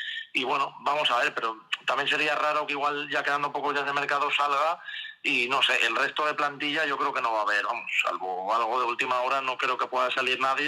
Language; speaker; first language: Spanish; native; Spanish